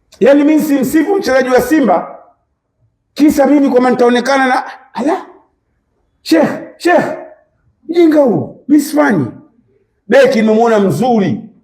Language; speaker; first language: Swahili; native; Swahili